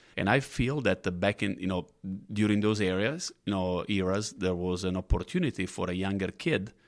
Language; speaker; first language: English; non-native, fluent; Italian